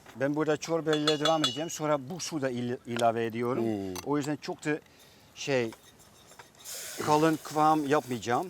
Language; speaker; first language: Turkish; non-native, fluent; Dutch